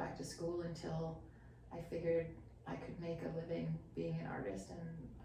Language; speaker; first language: English; native; English